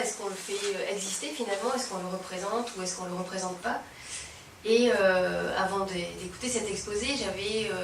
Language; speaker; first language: French; native; French